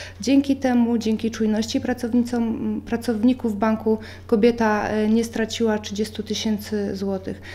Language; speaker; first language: Polish; native; Polish